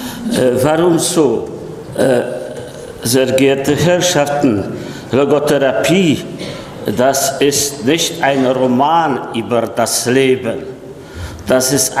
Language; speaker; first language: German; non-native, fluent; Polish